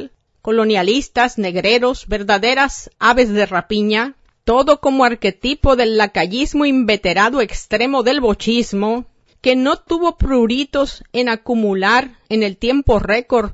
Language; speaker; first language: Spanish; native; Spanish